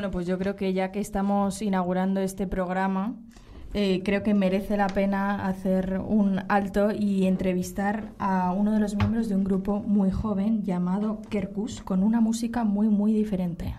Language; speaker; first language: Spanish; native; Spanish